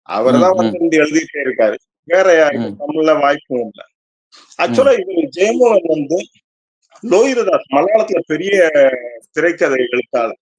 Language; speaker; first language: Tamil; native; Tamil